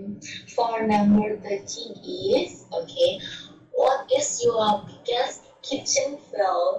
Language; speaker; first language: English; non-native, learner; Thai